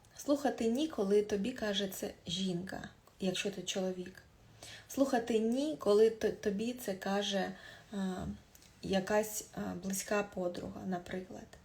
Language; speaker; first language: Ukrainian; non-native, local second language; Russian